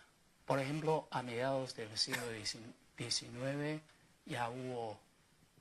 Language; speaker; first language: Spanish; non-native, fluent; Chinese